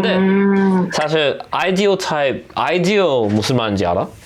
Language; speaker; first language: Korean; non-native, fluent; English